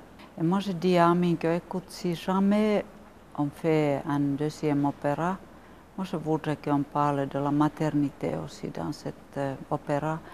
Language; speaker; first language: French; non-native, fluent; Finnish